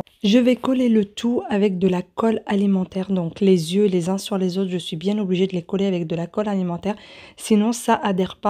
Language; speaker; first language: French; native; French